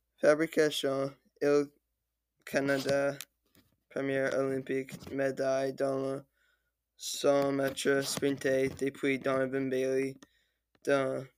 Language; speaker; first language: French; non-native, learner; English